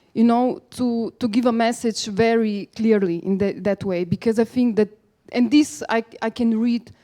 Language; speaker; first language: English; non-native, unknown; Slovenian